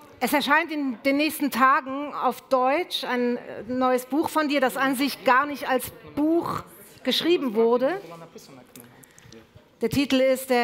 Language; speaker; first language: German; native; German